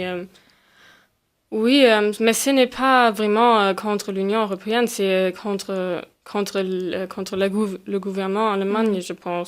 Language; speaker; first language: French; non-native, fluent; German